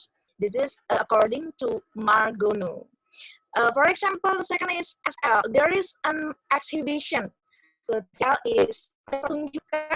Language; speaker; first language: English; non-native, learner; Indonesian